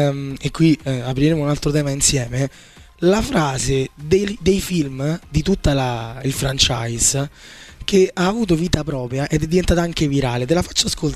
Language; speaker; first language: Italian; native; Italian